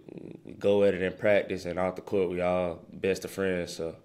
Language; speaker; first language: English; native; English